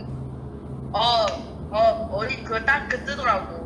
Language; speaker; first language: Korean; non-native, fluent; Chinese